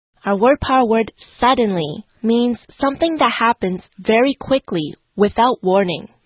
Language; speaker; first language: English; non-native, fluent; Chinese